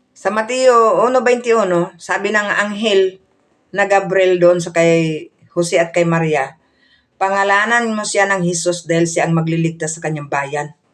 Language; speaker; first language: Filipino; non-native, local second language; Cebuano